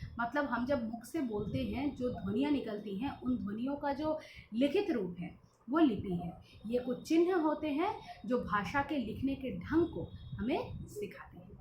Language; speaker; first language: Hindi; non-native, local second language; Bangla